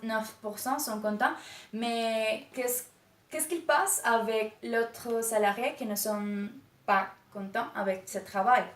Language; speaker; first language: French; non-native, learner; Spanish